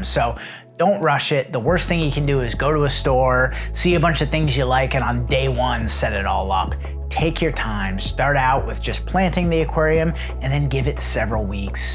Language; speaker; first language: English; native; English